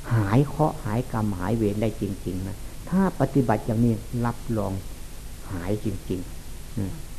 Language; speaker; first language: Thai; non-native, local second language; Lao